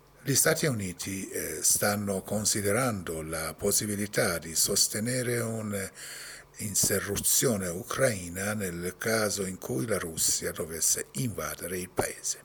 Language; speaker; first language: Italian; non-native, fluent; Persian